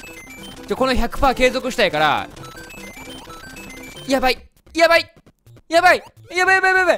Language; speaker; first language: Japanese; native; Japanese